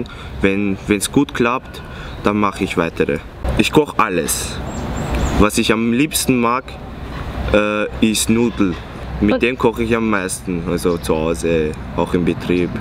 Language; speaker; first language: German; non-native, fluent; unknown